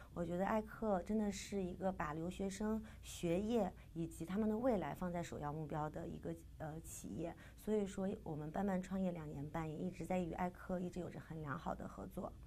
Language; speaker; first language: Chinese; native; Chinese